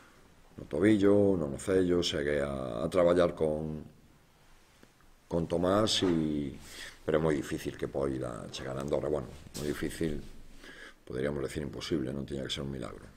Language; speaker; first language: Galician; native; Galician